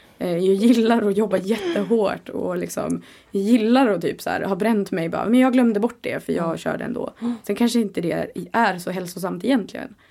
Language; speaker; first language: Swedish; native; Swedish